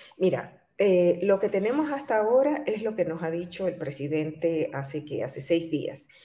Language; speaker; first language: Spanish; native; Spanish